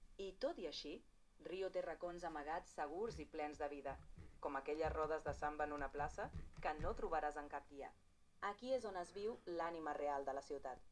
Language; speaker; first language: Catalan; non-native, fluent; Portuguese